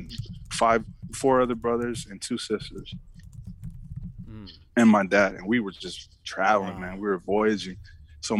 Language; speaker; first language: English; early bilingual, other home language; Samoan